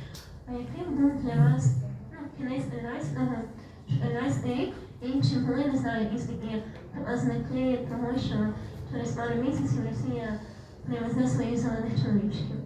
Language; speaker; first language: Ukrainian; native; Ukrainian